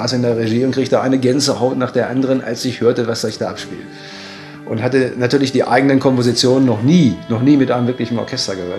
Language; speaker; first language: German; native; German